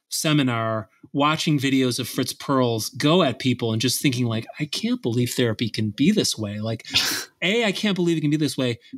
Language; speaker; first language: English; native; English